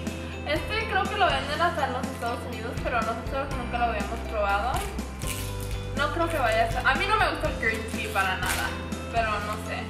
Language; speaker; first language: Spanish; early bilingual, other home language; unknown